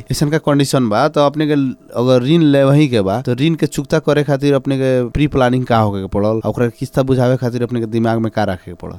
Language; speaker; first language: Bhojpuri; native; Bhojpuri